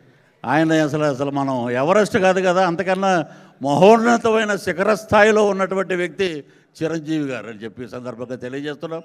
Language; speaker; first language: Telugu; native; Telugu